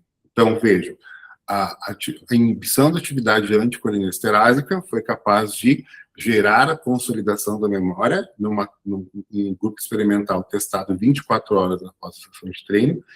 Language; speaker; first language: Portuguese; native; Portuguese